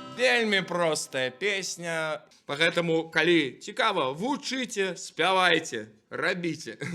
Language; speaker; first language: Belarusian; non-native, local second language; Russian